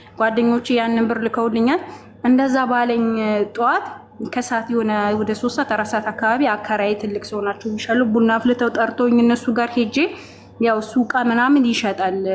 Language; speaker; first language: Amharic; native; Amharic